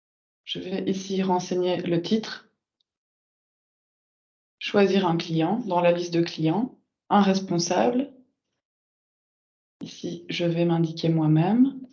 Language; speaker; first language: French; native; French